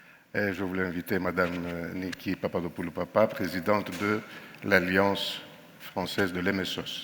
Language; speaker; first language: French; non-native, fluent; Greek